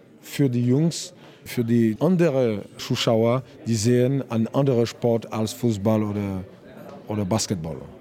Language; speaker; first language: German; non-native, learner; French